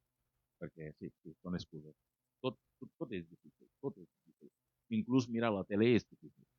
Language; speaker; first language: Catalan; non-native, fluent; Wolof